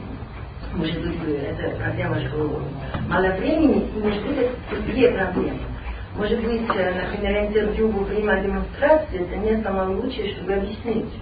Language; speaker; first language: Russian; non-native, learner; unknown